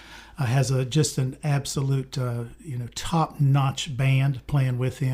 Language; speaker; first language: English; native; English